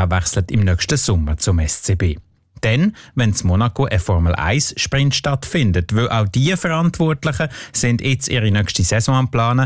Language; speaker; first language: German; native; German